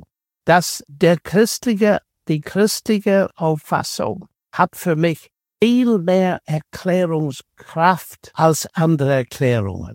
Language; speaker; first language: German; non-native, fluent; English